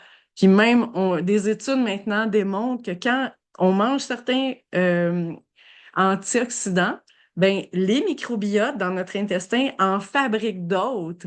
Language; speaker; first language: French; native; French